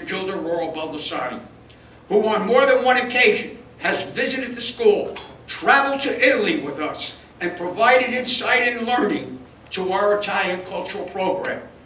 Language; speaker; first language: English; early bilingual, other home language; Italian